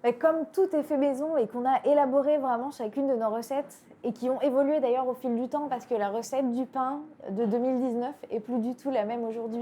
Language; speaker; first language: French; native; French